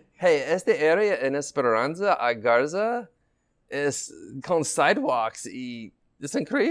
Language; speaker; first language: Spanish; non-native, learner; English